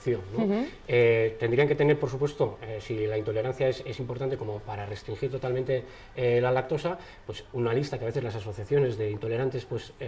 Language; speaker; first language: Spanish; native; Spanish